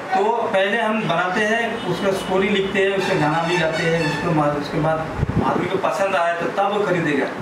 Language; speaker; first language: Hindi; non-native, local second language; Bangla